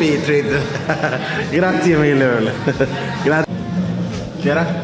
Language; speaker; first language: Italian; non-native, learner; Spanish